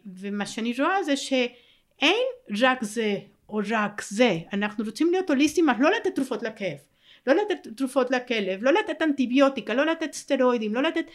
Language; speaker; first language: Hebrew; non-native, fluent; Spanish